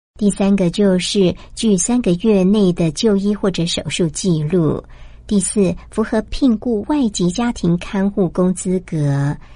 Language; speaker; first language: Chinese; native; Chinese